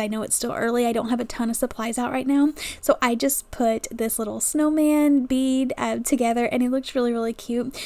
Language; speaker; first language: English; native; English